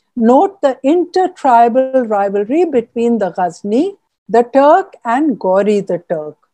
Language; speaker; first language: English; non-native, local second language; Urdu